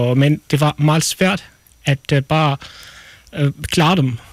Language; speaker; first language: Danish; non-native, learner; Arabic